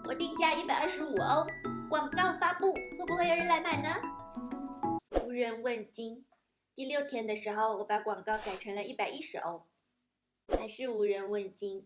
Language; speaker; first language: Chinese; native; Chinese